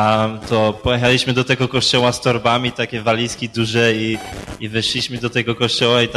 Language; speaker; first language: Polish; early bilingual, heritage; Polish